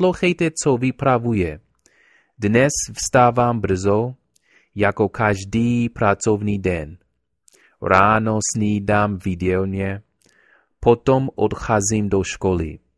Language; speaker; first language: Czech; non-native, learner; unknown